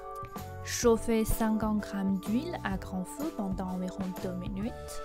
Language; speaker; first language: French; non-native, fluent; Chinese